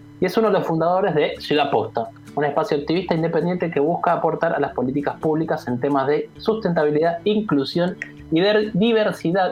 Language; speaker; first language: Spanish; native; Spanish